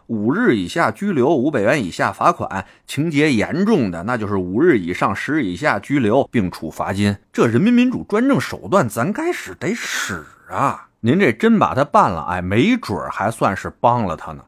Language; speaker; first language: Chinese; native; Chinese